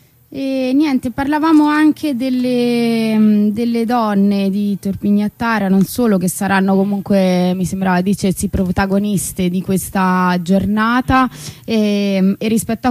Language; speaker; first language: Italian; native; Italian